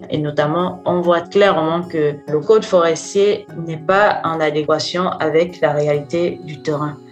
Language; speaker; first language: French; non-native, local second language; Fang